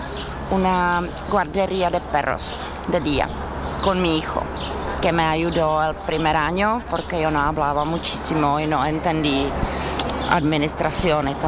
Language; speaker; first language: Spanish; non-native, fluent; Czech